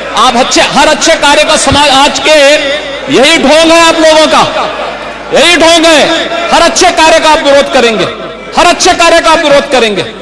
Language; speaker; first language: Hindi; native; Hindi